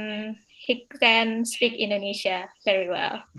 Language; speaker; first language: English; non-native, fluent; Indonesian